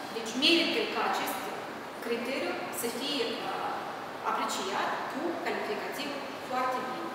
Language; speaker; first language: Romanian; native; Romanian